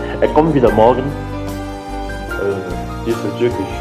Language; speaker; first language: German; non-native, learner; French